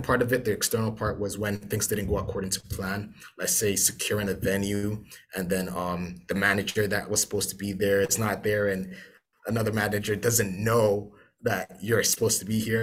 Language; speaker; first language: English; non-native, local second language; Akan